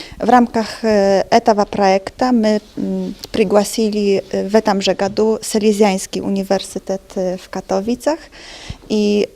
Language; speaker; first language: Polish; non-native, learner; Russian